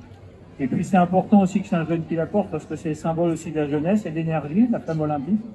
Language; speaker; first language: French; native; French